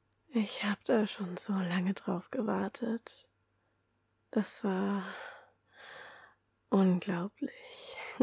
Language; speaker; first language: German; early bilingual, other home language; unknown